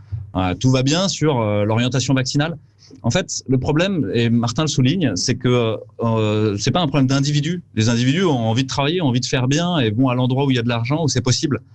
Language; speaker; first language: French; native; French